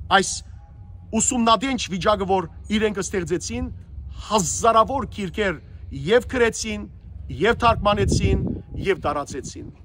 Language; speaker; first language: Armenian; native; Armenian